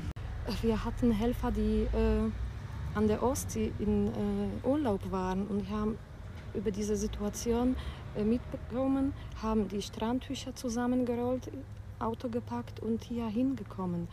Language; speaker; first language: German; non-native, fluent; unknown